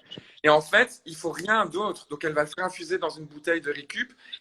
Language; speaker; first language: French; native; French